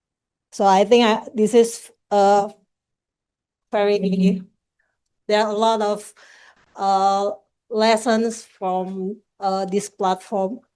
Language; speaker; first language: English; non-native, local second language; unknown